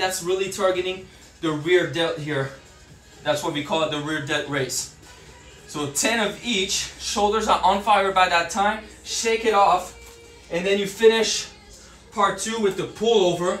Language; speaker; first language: English; native; English